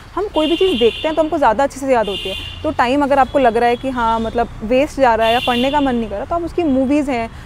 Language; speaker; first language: Hindi; native; Hindi